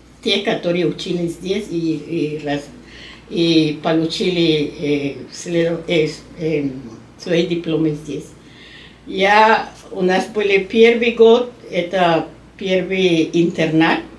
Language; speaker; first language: Russian; non-native, learner; Spanish